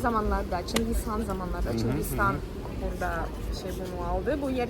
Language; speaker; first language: Turkish; non-native, fluent; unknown